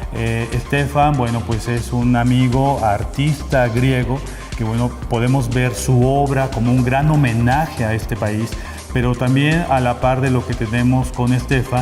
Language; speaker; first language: Spanish; native; Spanish